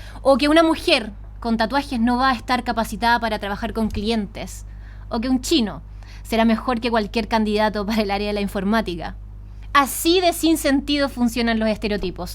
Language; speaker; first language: Spanish; native; Spanish